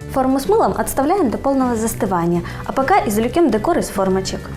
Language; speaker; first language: Russian; native; Russian